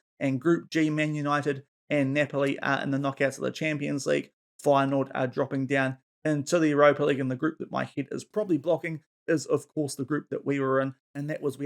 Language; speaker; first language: English; native; English